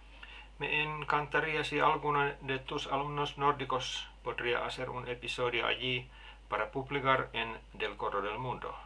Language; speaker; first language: Spanish; non-native, learner; Finnish